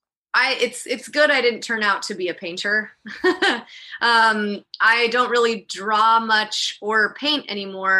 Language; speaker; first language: English; native; English